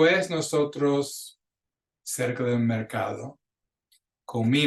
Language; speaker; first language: Spanish; non-native, fluent; English